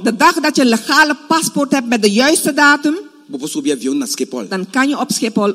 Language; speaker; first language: Dutch; non-native, local second language; Papiamento